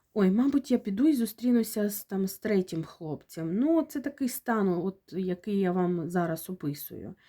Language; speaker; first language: Ukrainian; non-native, local second language; Russian